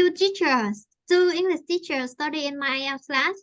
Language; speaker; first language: English; non-native, fluent; Vietnamese